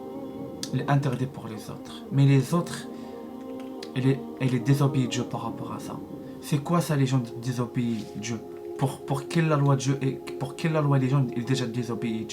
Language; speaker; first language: French; non-native, learner; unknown